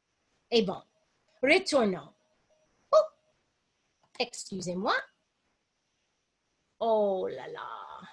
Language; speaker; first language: French; non-native, fluent; English